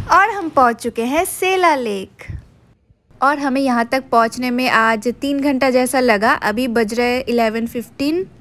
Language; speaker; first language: Hindi; non-native, local second language; Bangla